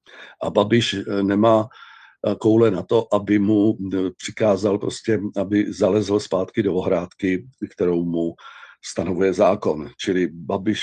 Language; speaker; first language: Czech; native; Czech